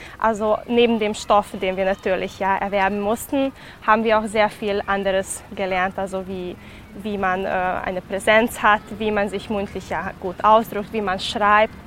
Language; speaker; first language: German; non-native, fluent; Serbian